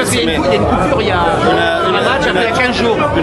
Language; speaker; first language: French; native; French